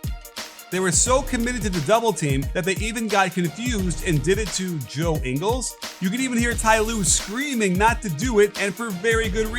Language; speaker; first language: English; native; English